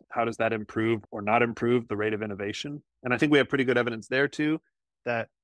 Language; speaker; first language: English; native; English